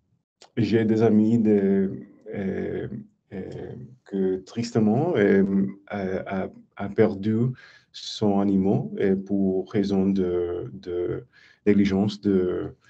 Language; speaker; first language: French; non-native, learner; English